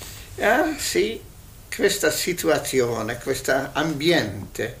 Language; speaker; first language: Italian; non-native, learner; Hungarian